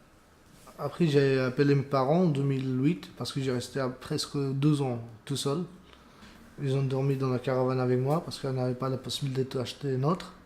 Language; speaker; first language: French; non-native, learner; Romanian